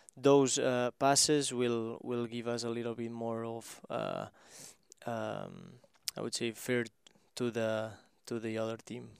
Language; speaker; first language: English; non-native, fluent; Spanish